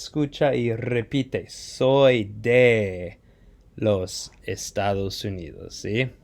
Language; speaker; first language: Spanish; non-native, fluent; English